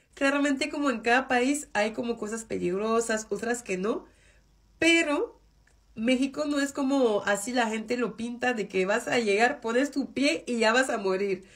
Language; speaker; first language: Spanish; non-native, fluent; French